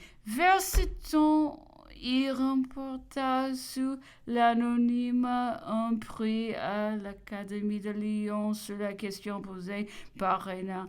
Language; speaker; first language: French; non-native, learner; English